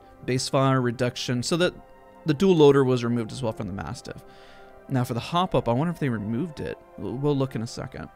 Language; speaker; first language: English; native; English